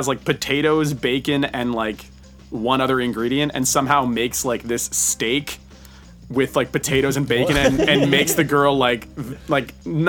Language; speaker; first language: English; native; English